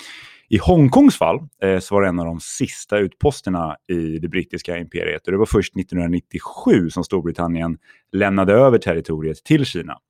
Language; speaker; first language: Swedish; native; Swedish